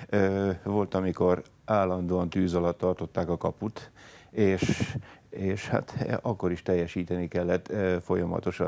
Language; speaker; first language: Hungarian; native; Hungarian